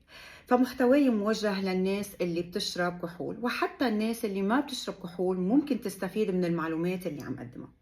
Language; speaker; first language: Arabic; native; Arabic